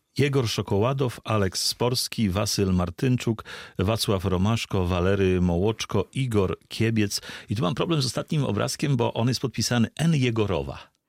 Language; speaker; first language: Polish; native; Polish